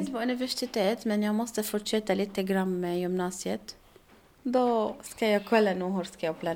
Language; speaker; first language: Swedish; non-native, learner; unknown